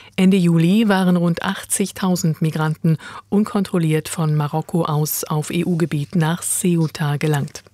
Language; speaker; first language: German; native; German